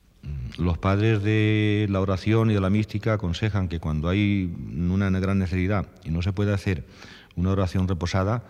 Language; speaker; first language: Spanish; native; Spanish